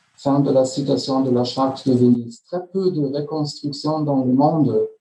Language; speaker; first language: French; non-native, fluent; German